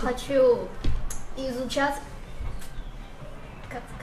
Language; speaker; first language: Russian; non-native, fluent; Chinese